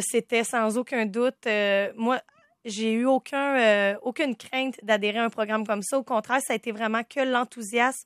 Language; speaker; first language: French; native; French